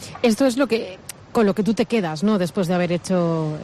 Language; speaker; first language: Spanish; native; Spanish